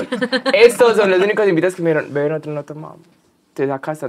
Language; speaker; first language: Spanish; native; Spanish